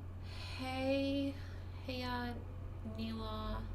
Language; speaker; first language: Japanese; non-native, learner; English